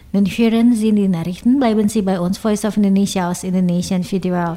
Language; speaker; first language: German; non-native, learner; Indonesian